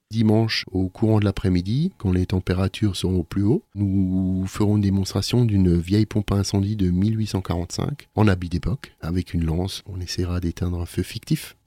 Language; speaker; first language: French; native; French